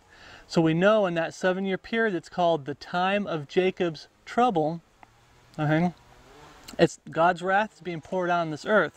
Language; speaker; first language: English; native; English